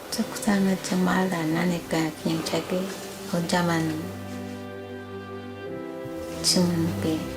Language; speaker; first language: Korean; non-native, learner; Khmer